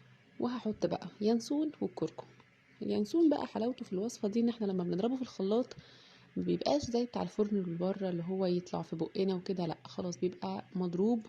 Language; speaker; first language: Arabic; native; Arabic